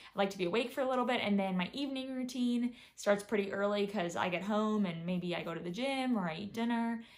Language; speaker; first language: English; native; English